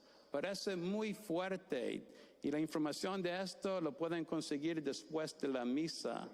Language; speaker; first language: Spanish; non-native, fluent; English